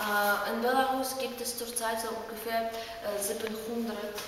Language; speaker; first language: German; non-native, learner; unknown